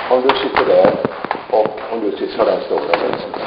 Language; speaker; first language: German; non-native, learner; Swedish